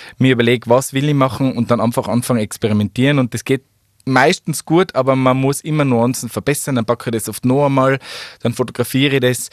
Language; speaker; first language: German; native; German